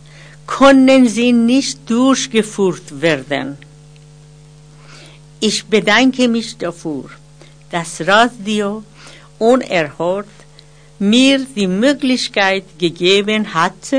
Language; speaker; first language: German; non-native, fluent; Persian